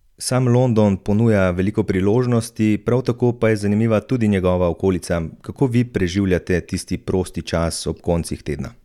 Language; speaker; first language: Slovenian; native; Slovenian